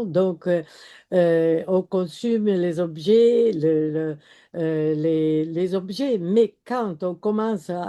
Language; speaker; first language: French; non-native, fluent; Italian